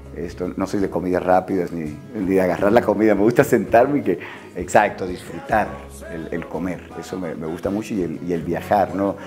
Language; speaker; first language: Spanish; native; Spanish